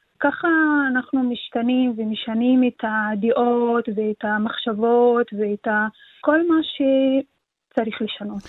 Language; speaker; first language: Hebrew; non-native, local second language; Arabic